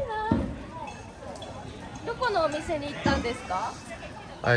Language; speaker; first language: Japanese; native; Japanese